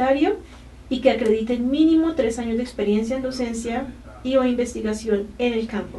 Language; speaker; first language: Spanish; native; Spanish